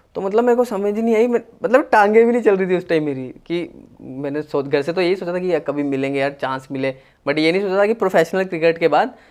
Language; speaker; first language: Hindi; native; Hindi